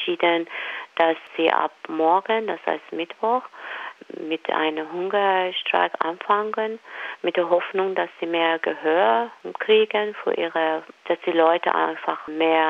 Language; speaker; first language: German; non-native, fluent; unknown